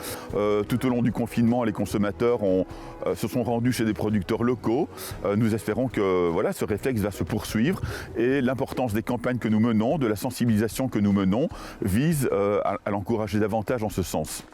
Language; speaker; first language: French; native; French